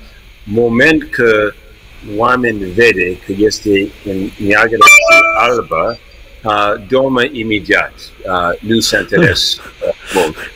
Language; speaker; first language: Romanian; early bilingual, heritage; English